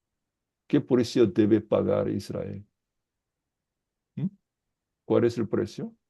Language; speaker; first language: Spanish; non-native, fluent; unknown